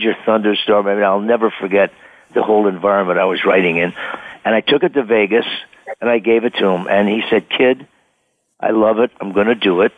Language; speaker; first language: English; native; English